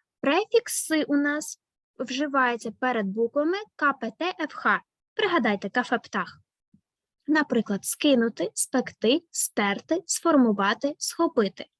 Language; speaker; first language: Ukrainian; native; Ukrainian